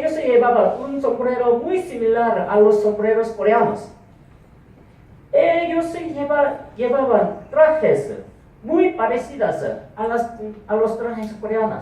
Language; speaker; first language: Spanish; non-native, fluent; Korean